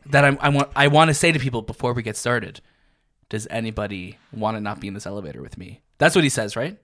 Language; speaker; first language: English; native; English